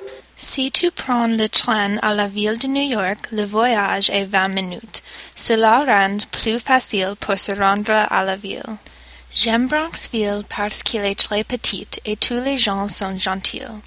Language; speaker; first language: French; non-native, learner; English